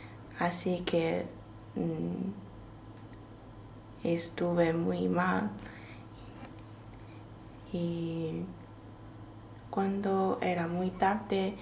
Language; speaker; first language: Spanish; non-native, learner; Chinese